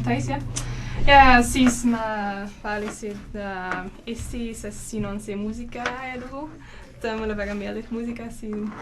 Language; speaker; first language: Estonian; non-native, learner; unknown